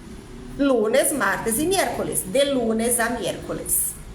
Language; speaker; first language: Spanish; non-native, fluent; Portuguese